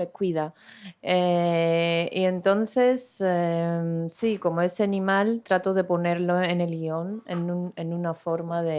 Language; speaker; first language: Spanish; non-native, fluent; Greek